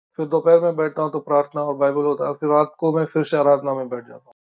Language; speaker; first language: Hindi; non-native, local second language; Marathi